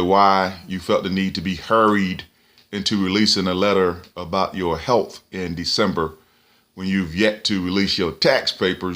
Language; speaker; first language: English; native; English